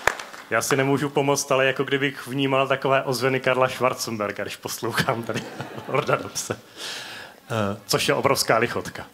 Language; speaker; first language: Czech; native; Czech